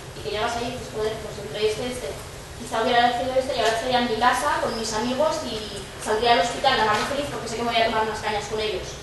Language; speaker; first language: Spanish; non-native, local second language; Catalan